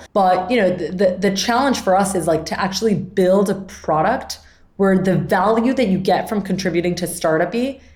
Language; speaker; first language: English; non-native, fluent; Spanish